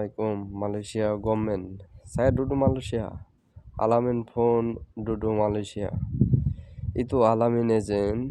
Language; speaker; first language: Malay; non-native, learner; Bangla